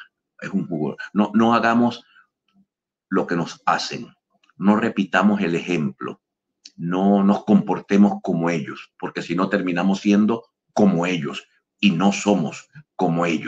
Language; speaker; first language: Spanish; native; Spanish